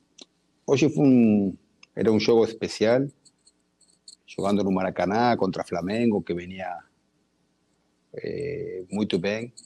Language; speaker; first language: Portuguese; non-native, learner; Spanish